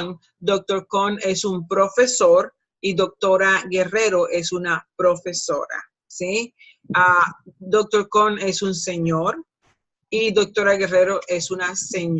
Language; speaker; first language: Spanish; non-native, fluent; English